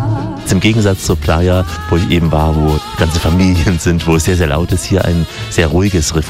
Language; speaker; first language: German; native; German